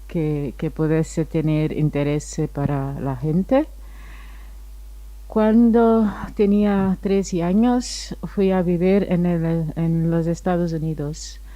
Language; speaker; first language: Spanish; non-native, fluent; Portuguese